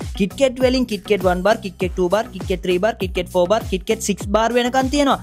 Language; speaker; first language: Sinhala; non-native, local second language; Tamil